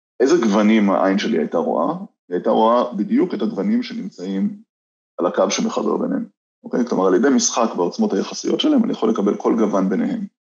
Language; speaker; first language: Hebrew; native; Hebrew